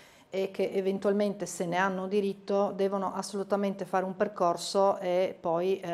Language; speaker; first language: Italian; native; Italian